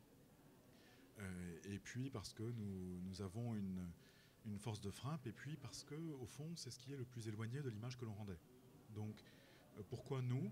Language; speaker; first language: French; native; French